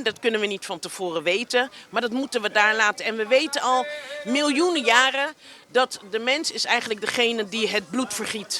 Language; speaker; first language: Dutch; native; Dutch